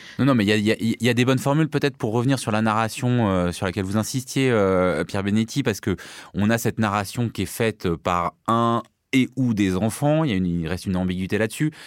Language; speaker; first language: French; native; French